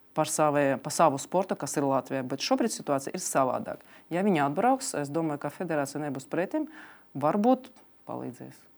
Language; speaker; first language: Latvian; non-native, local second language; Russian